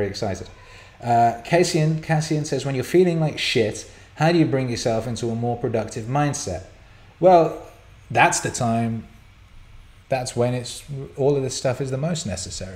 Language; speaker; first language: English; native; English